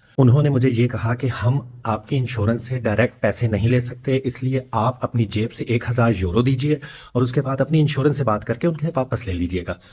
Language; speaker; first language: Urdu; non-native, local second language; Punjabi